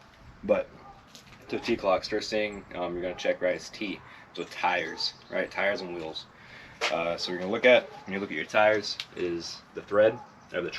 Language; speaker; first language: English; native; English